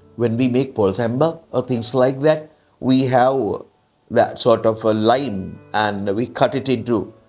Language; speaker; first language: English; non-native, local second language; Sinhala